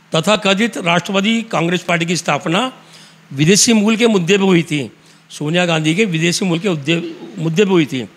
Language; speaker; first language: Hindi; native; Hindi